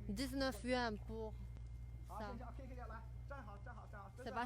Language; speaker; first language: French; non-native, fluent; Chinese